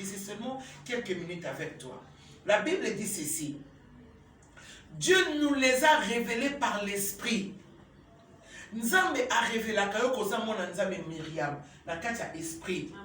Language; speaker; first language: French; non-native, local second language; Lingala